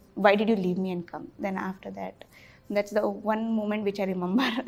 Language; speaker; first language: English; non-native, local second language; Bhojpuri